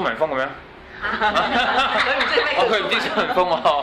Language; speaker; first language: Cantonese; native; Cantonese